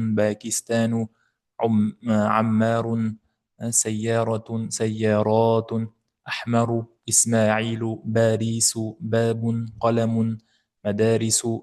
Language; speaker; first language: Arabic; non-native, fluent; Uzbek